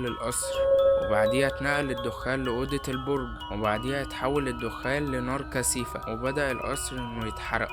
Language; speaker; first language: Arabic; native; Arabic